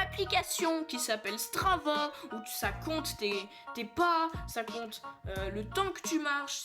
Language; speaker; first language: French; native; French